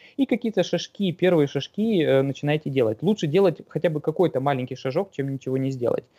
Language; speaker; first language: Russian; native; Russian